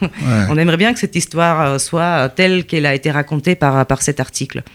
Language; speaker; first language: French; non-native, fluent; Polish